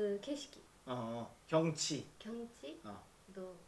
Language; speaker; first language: Korean; non-native, learner; Japanese